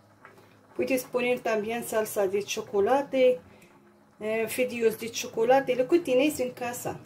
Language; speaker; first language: Spanish; non-native, fluent; Arabic